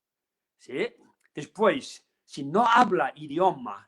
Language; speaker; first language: Spanish; non-native, learner; Tibetan